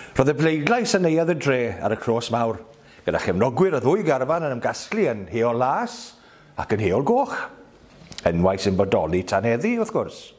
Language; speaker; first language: Welsh; native; Welsh